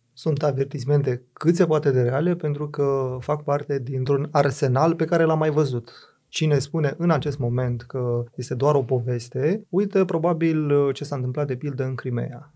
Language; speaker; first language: Romanian; native; Romanian